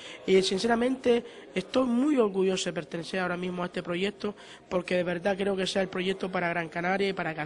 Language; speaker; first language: Spanish; native; Spanish